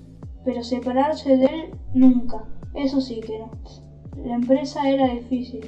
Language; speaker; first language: Spanish; native; Spanish